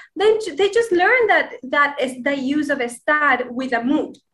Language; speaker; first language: English; non-native, fluent; Spanish